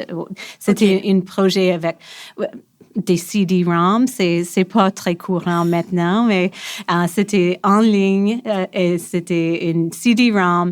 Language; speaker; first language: French; non-native, local second language; English